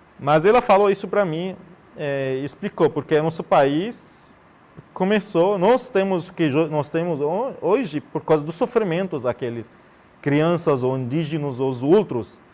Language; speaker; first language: Portuguese; non-native, fluent; Arabic